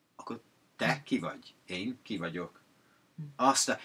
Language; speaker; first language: Hungarian; non-native, fluent; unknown